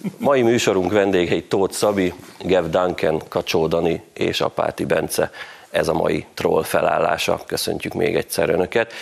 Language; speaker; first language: Hungarian; native; Hungarian